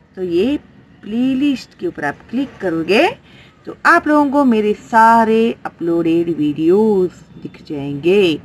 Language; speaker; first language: Hindi; non-native, local second language; Marathi